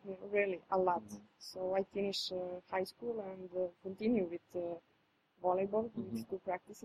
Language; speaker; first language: English; non-native, fluent; Serbian